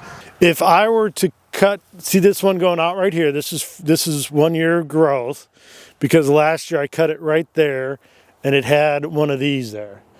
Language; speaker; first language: English; native; English